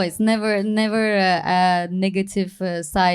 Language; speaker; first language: English; non-native, learner; Turkish